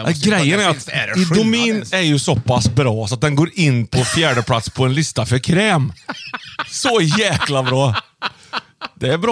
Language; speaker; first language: Swedish; native; Swedish